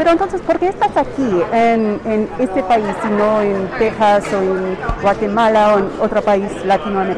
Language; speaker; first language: Spanish; non-native, learner; English